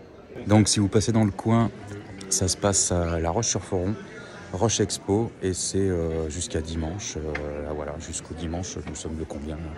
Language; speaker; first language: French; native; French